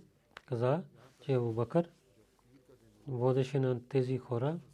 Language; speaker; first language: Bulgarian; non-native, learner; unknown